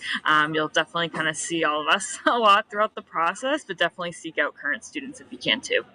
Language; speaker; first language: English; native; English